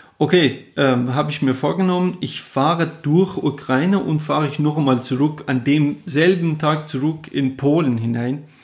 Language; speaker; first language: German; non-native, fluent; Persian